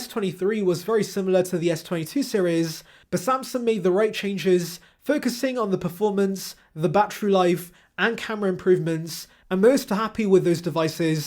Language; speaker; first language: English; native; English